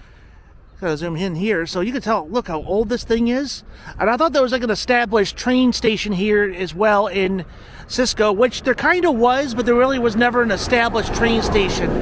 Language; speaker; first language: English; native; English